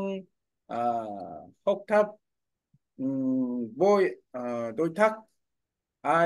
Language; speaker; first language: Vietnamese; non-native, learner; Korean